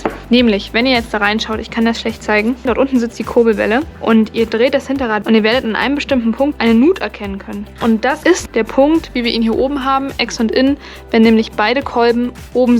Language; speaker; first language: German; native; German